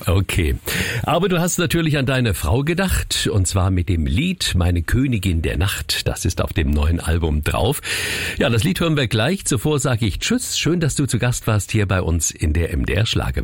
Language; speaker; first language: German; native; German